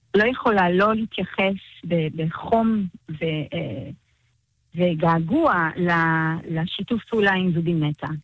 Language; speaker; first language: Hebrew; non-native, fluent; French